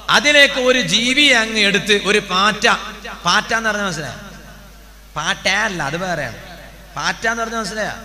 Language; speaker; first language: Malayalam; non-native, local second language; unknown